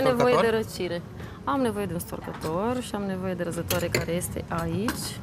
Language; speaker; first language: Romanian; native; Romanian